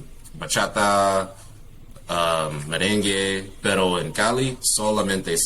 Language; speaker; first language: Spanish; non-native, learner; English